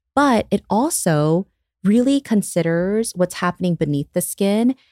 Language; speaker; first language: English; early bilingual, other home language; Korean